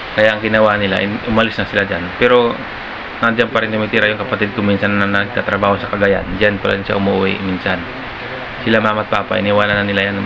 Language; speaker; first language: Filipino; non-native, local second language; Cebuano